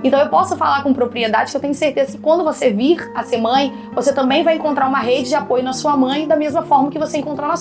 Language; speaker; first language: Portuguese; native; Portuguese